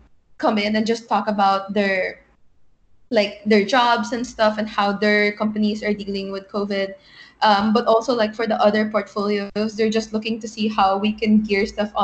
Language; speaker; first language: English; non-native, local second language; Filipino